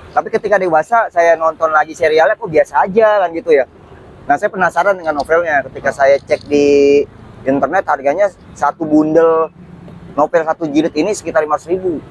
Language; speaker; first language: Indonesian; native; Indonesian